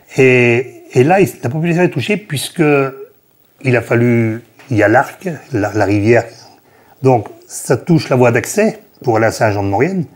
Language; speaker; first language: French; native; French